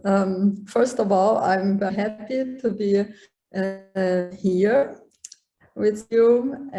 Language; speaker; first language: English; non-native, learner; Portuguese